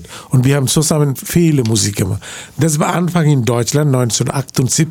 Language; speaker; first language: German; non-native, fluent; Bangla